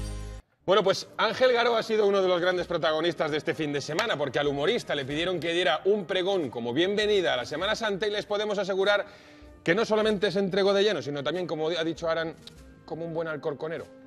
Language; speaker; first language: Spanish; native; Spanish